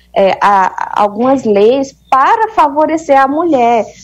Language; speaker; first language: Portuguese; native; Portuguese